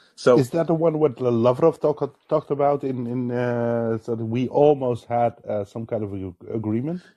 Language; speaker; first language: English; non-native, fluent; Dutch